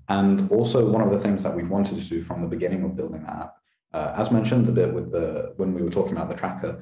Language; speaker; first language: English; native; English